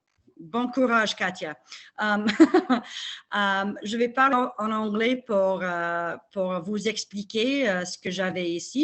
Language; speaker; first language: French; non-native, fluent; English